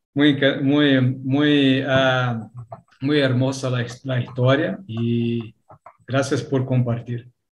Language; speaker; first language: Spanish; non-native, learner; Portuguese